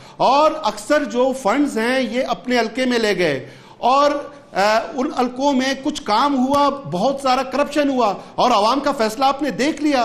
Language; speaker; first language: Urdu; non-native, local second language; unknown